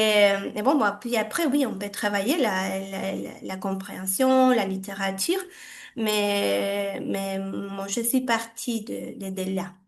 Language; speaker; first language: French; non-native, fluent; Spanish